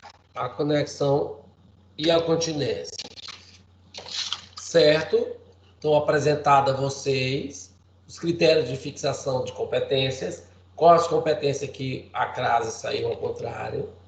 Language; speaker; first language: Portuguese; native; Portuguese